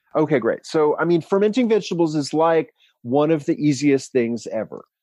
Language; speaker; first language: English; native; English